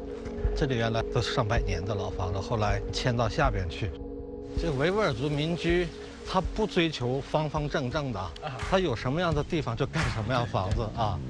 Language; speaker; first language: Chinese; native; Chinese